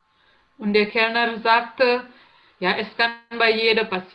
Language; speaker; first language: German; non-native, learner; Indonesian